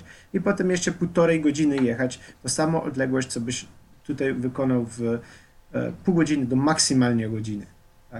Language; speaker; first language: Polish; non-native, fluent; Slovenian